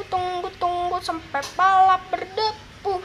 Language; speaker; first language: Indonesian; native; Indonesian